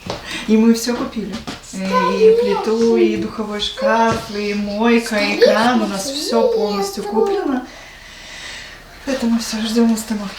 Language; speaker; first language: Russian; native; Russian